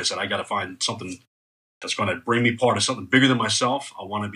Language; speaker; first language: English; native; English